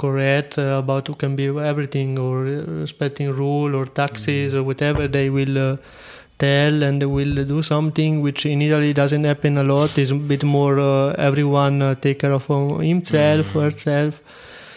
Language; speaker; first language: English; non-native, fluent; Italian